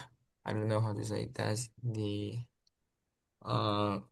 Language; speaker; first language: English; non-native, learner; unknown